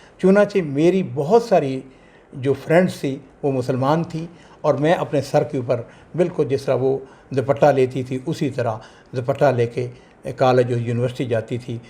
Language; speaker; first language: Urdu; non-native, local second language; Punjabi